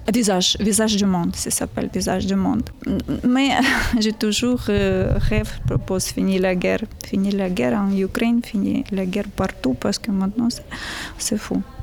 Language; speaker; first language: French; non-native, learner; Ukrainian